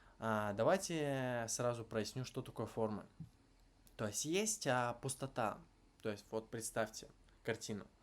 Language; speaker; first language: Russian; native; Russian